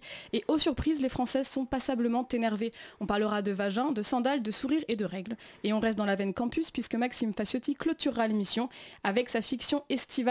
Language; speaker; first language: French; native; French